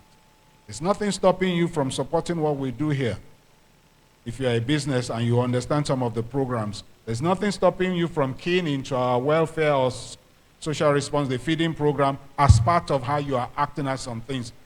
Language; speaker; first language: English; non-native, local second language; Yoruba